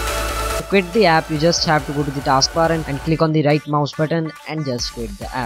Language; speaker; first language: English; non-native, local second language; Hindi